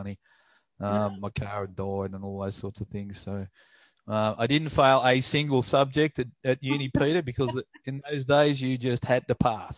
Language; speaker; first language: English; native; English